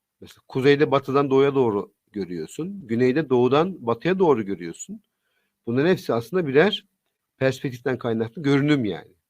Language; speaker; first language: Turkish; native; Turkish